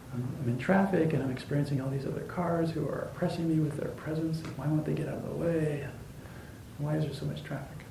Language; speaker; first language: English; native; English